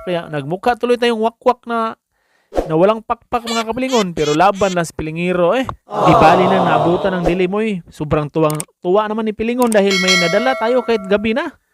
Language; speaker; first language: Filipino; non-native, local second language; Cebuano